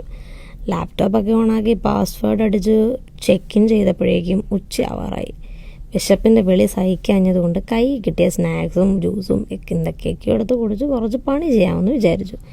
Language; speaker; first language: Malayalam; native; Malayalam